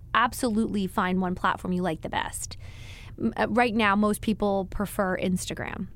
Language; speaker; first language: English; native; English